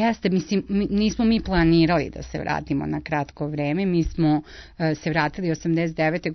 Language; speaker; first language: Serbian; early bilingual, heritage; Serbian